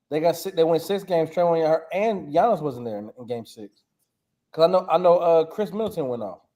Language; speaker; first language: English; native; English